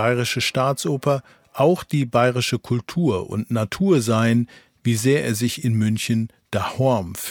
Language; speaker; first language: German; native; German